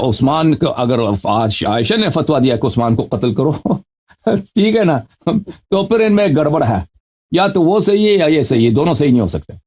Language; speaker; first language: Urdu; non-native, fluent; Persian